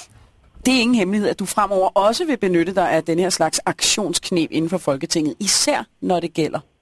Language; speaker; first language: Danish; native; Danish